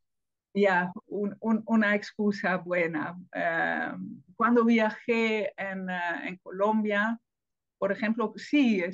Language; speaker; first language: Spanish; non-native, fluent; Dutch